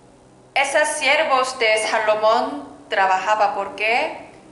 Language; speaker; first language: Spanish; non-native, learner; Korean